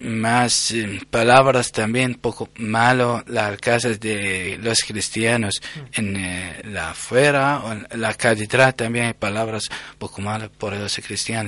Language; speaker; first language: Spanish; non-native, learner; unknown